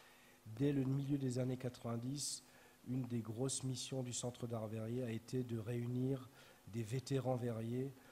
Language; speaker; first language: French; native; French